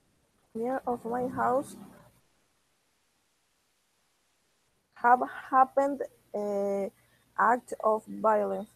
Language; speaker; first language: English; non-native, learner; Spanish